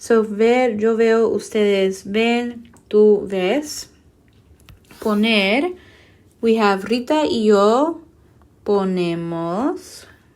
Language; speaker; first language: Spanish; non-native, fluent; English